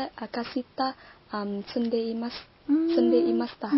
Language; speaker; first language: Japanese; non-native, learner; Vietnamese